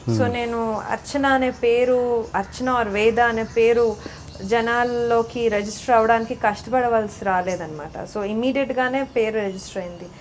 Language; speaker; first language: Telugu; native; Telugu